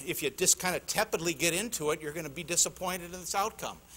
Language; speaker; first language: English; native; English